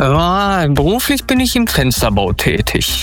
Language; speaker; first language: German; native; German